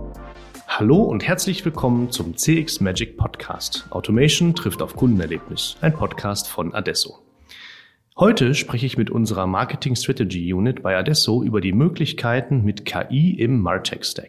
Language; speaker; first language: German; native; German